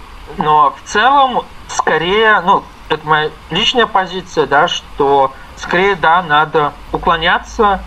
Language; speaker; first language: Russian; native; Russian